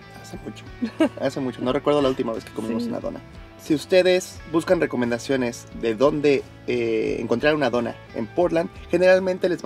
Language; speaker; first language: Spanish; native; Spanish